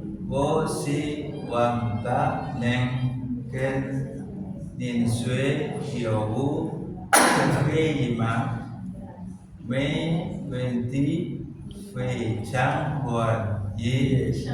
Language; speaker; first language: Chinese; non-native, learner; Indonesian